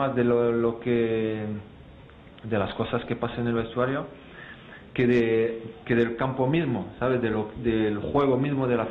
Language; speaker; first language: Spanish; non-native, fluent; French